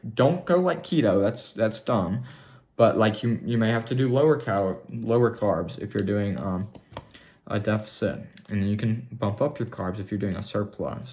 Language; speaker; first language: English; native; English